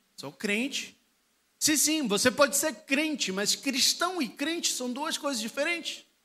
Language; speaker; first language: Portuguese; non-native, fluent; Spanish